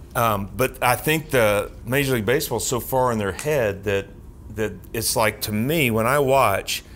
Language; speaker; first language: English; native; English